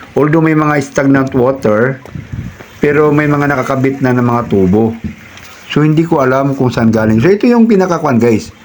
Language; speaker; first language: Filipino; native; Filipino